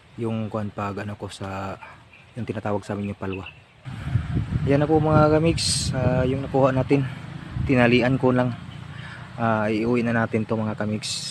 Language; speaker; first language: Filipino; non-native, local second language; Cebuano